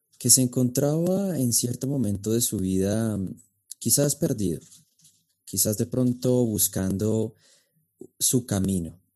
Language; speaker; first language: Spanish; native; Spanish